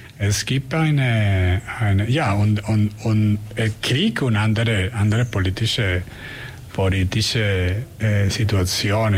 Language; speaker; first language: German; non-native, learner; Spanish